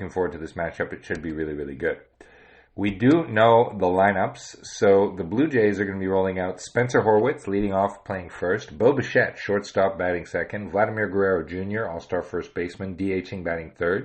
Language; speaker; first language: English; native; English